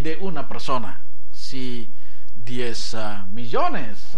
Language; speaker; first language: Spanish; non-native, learner; Indonesian